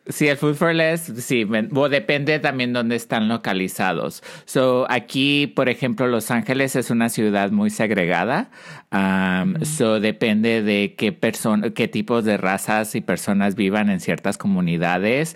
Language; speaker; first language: Spanish; early bilingual, heritage; Spanish